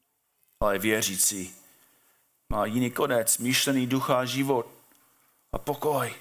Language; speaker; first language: Czech; non-native, fluent; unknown